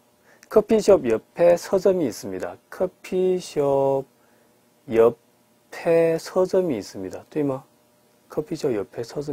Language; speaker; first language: Korean; non-native, fluent; Chinese